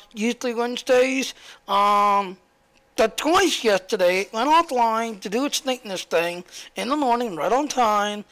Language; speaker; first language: English; native; English